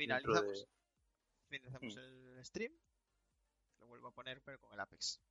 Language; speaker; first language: Spanish; native; Spanish